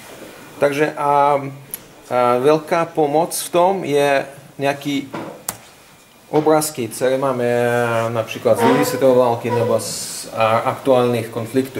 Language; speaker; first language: Czech; non-native, learner; Russian